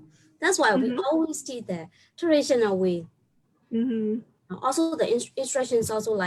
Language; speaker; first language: English; non-native, learner; Burmese